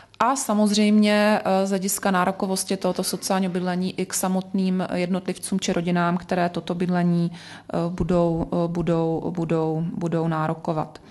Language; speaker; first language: Czech; native; Czech